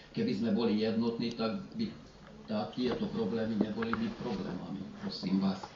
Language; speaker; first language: Slovak; early bilingual, heritage; Slovak